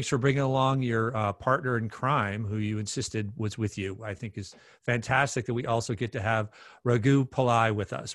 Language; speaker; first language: English; native; English